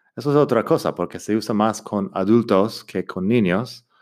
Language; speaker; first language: Spanish; non-native, fluent; English